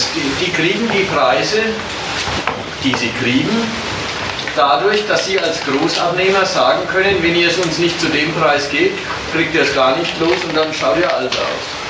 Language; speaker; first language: German; native; German